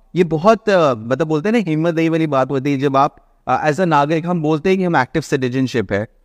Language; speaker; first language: Hindi; native; Hindi